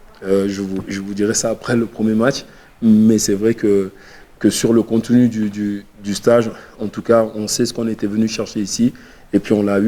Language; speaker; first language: French; native; French